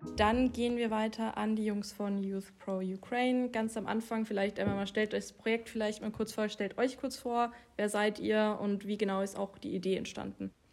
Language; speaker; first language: German; native; German